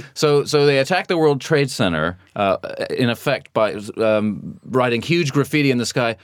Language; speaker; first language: English; native; English